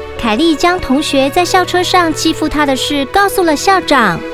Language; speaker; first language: Chinese; native; Chinese